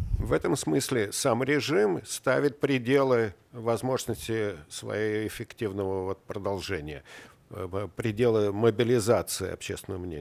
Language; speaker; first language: Russian; native; Russian